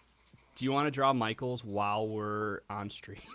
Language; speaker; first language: English; native; English